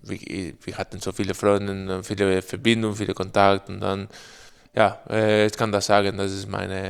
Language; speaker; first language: German; non-native, learner; Spanish